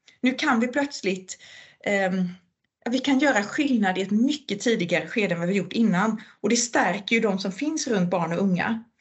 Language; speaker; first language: Swedish; native; Swedish